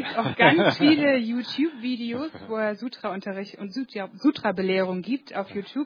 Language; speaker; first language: German; native; German